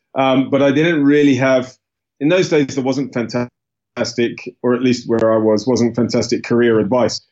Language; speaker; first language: English; native; English